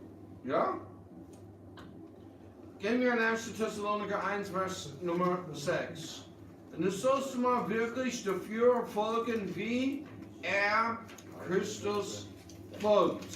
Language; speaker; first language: German; early bilingual, heritage; English